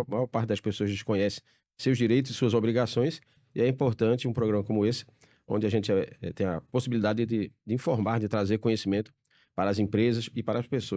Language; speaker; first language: Portuguese; native; Portuguese